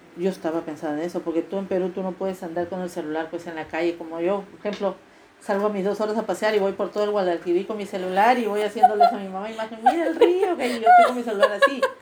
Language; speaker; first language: Spanish; native; Spanish